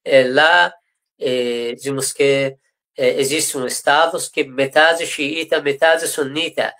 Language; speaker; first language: Portuguese; non-native, fluent; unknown